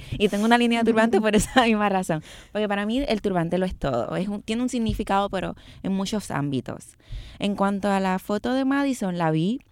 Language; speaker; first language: Spanish; native; Spanish